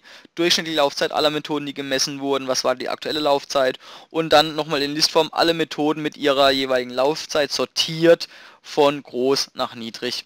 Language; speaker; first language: German; native; German